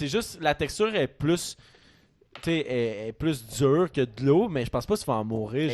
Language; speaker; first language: French; native; French